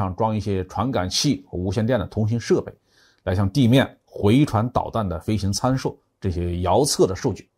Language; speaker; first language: Chinese; native; Chinese